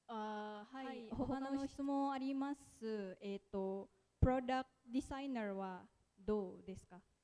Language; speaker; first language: Japanese; non-native, fluent; Indonesian